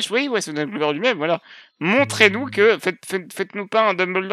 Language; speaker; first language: French; native; French